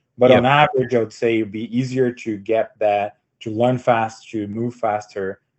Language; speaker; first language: English; non-native, fluent; Portuguese